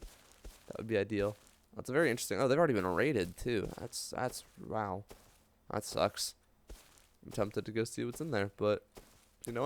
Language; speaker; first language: English; native; English